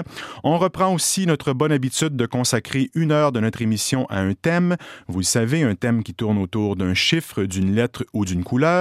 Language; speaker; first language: French; native; French